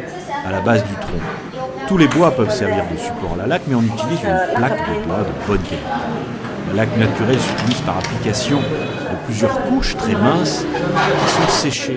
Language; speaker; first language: French; native; French